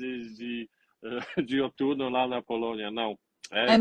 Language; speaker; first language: Portuguese; non-native, learner; Polish